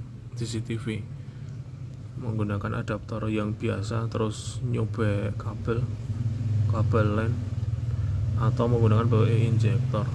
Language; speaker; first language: Indonesian; native; Indonesian